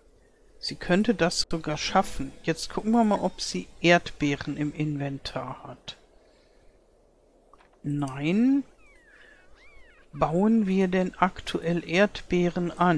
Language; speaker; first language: German; native; German